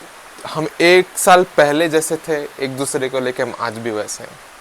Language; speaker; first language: Hindi; native; Hindi